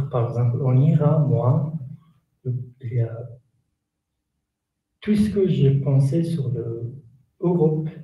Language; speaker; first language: French; non-native, learner; Kurdish